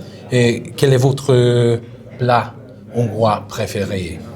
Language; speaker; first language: French; non-native, learner; Hungarian